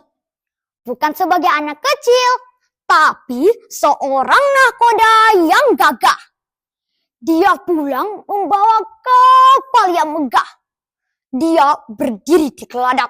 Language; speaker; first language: Indonesian; native; Indonesian